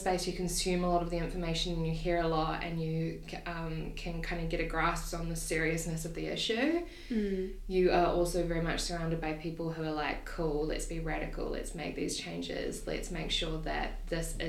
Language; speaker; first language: English; native; English